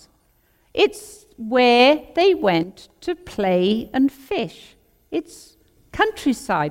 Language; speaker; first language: English; native; English